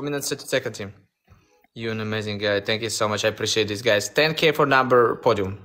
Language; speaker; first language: English; non-native, learner; Russian